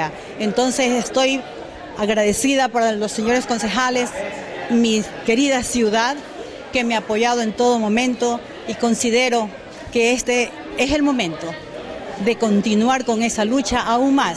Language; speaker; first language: Spanish; native; Spanish